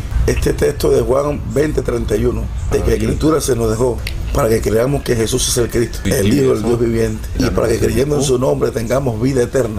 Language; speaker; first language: Spanish; native; Spanish